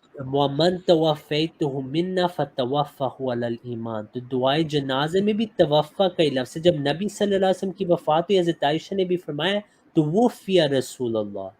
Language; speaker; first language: Urdu; native; Urdu